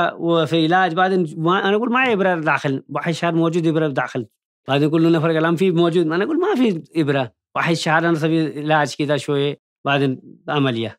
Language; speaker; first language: Arabic; non-native, learner; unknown